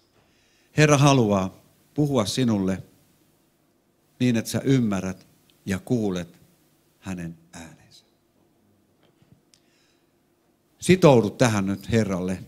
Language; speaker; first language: Finnish; non-native, fluent; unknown